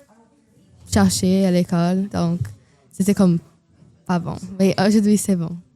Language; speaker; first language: French; non-native, learner; Portuguese